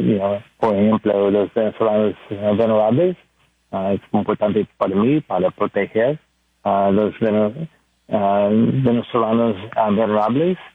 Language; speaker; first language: Spanish; non-native, learner; English